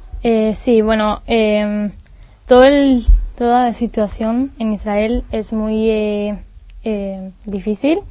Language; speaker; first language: Spanish; non-native, learner; Hebrew